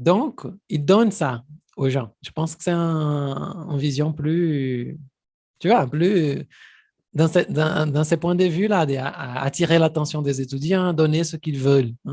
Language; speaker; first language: French; non-native, fluent; Portuguese